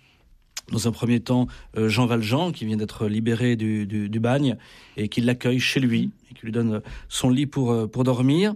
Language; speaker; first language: French; native; French